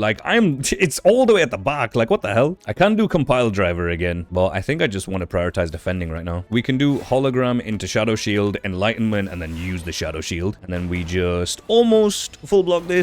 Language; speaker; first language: English; native; English